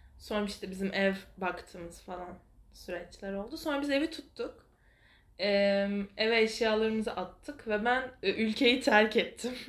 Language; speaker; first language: Turkish; native; Turkish